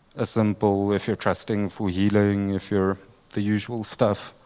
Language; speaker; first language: English; native; English